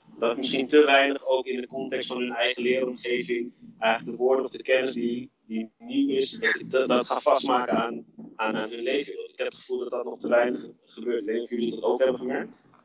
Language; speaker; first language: Dutch; early bilingual, other home language; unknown